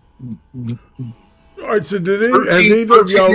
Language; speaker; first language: English; native; English